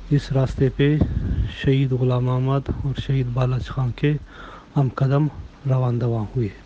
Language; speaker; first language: Urdu; non-native, local second language; Baluchi